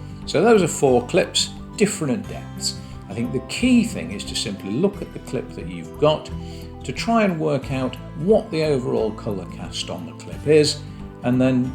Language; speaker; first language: English; native; English